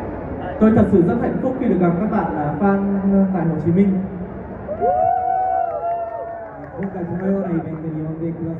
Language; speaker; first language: Vietnamese; non-native, learner; Japanese